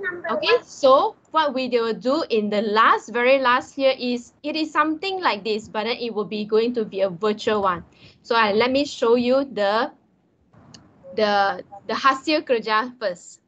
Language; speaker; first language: English; non-native, local second language; Malay